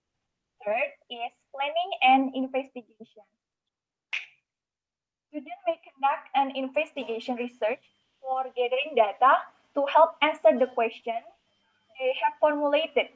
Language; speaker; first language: English; non-native, learner; Indonesian